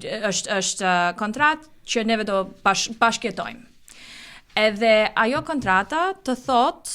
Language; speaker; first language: Albanian; early bilingual, heritage; Albanian